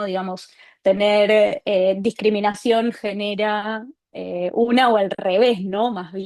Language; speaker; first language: Spanish; native; Spanish